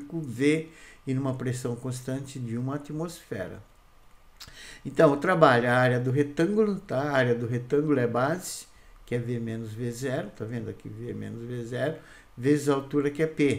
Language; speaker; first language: Portuguese; native; Portuguese